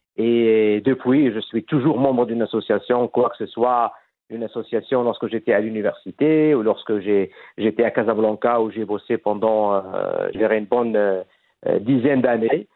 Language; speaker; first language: French; non-native, fluent; Arabic